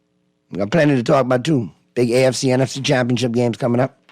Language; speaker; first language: English; native; English